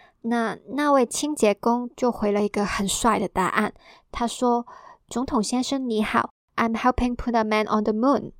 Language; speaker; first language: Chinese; non-native, local second language; Cantonese